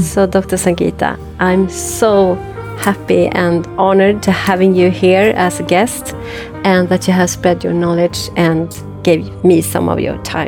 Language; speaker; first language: English; non-native, fluent; Swedish